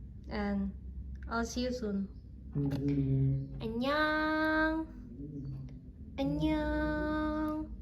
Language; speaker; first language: English; non-native, learner; Indonesian